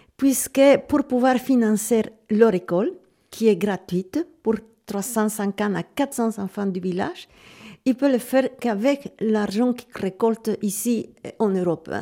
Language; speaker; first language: French; non-native, fluent; Spanish